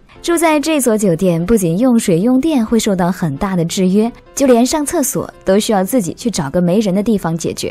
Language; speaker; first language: Chinese; native; Chinese